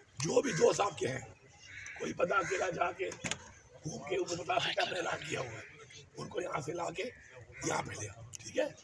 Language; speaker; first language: Urdu; non-native, local second language; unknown